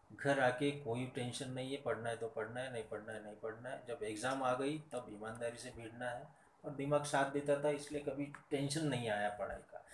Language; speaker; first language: Hindi; non-native, local second language; Marathi